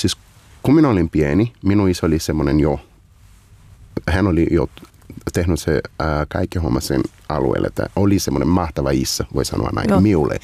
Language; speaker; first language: Finnish; non-native, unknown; Portuguese